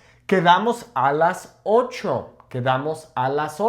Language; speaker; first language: Spanish; non-native, fluent; English